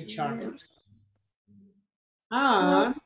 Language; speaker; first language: English; non-native, fluent; Spanish